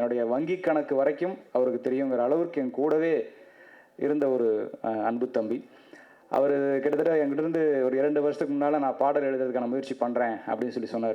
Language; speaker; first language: Tamil; native; Tamil